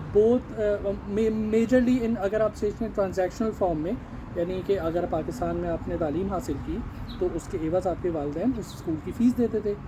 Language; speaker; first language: Urdu; native; Urdu